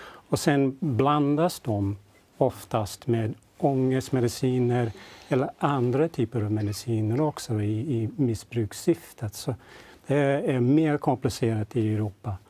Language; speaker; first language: Swedish; non-native, fluent; English